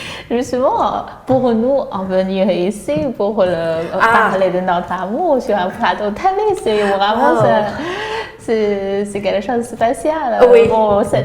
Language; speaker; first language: French; non-native, learner; Chinese